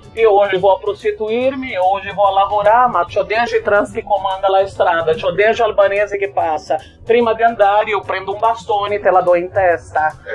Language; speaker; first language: Italian; non-native, fluent; Portuguese